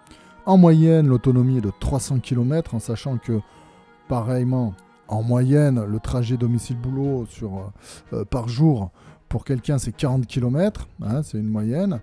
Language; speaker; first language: French; native; French